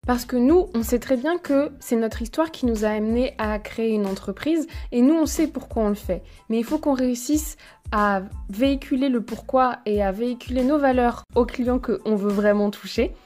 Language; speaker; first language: French; native; French